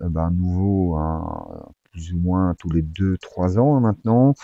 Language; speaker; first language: French; native; French